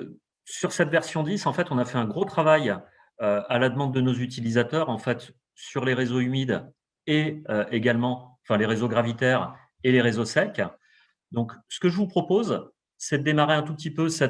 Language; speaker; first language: French; native; French